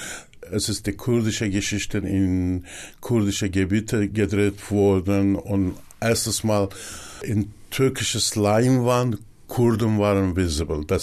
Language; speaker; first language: German; non-native, learner; Kurdish